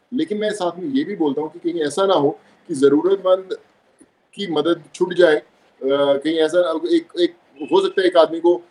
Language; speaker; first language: Hindi; non-native, local second language; Punjabi